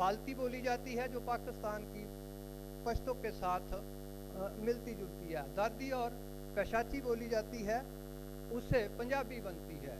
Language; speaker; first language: Hindi; non-native, local second language; Punjabi